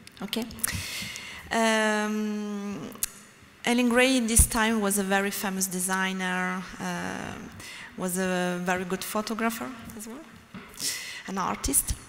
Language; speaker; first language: English; non-native, learner; French